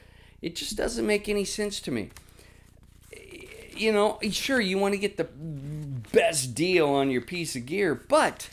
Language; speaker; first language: English; native; English